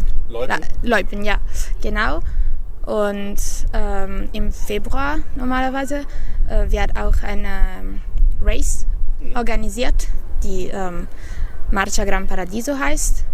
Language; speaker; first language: German; non-native, fluent; Italian